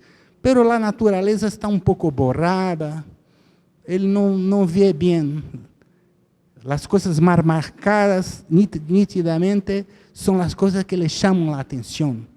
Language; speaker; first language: Spanish; non-native, fluent; Portuguese